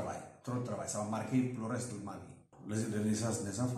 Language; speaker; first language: French; non-native, fluent; Portuguese